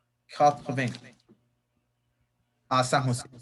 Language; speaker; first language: French; non-native, learner; Spanish